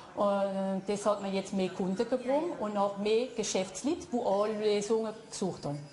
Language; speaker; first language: German; non-native, local second language; French